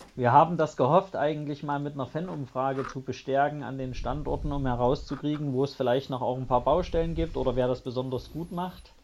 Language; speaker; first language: German; native; German